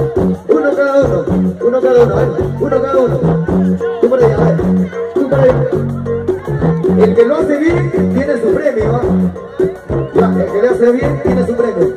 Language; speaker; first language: Spanish; native; Spanish